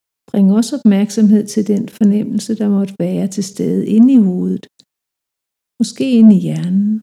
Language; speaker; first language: Danish; native; Danish